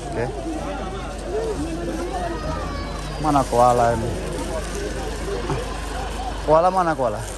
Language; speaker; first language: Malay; non-native, local second language; Javanese